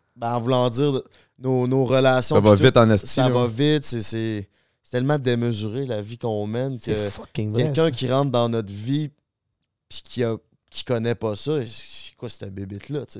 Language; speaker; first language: French; native; French